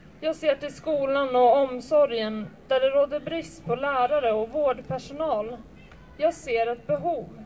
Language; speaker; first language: Swedish; early bilingual, other home language; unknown